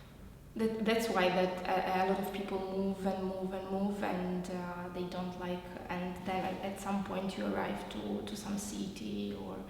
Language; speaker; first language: English; non-native, fluent; Russian